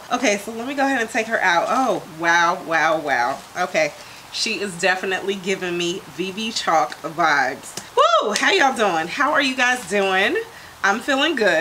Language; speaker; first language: English; native; English